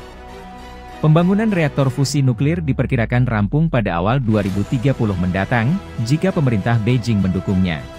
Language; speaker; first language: Indonesian; native; Indonesian